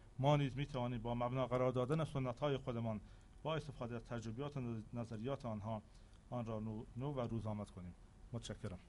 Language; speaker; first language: Persian; non-native, local second language; Central Kurdish